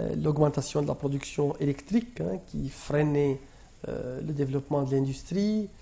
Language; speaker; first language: French; non-native, local second language; Arabic